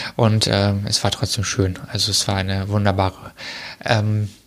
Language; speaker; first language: German; native; German